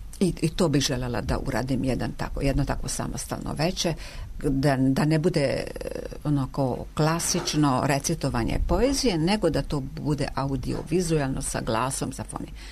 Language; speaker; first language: Serbian; non-native, local second language; Hungarian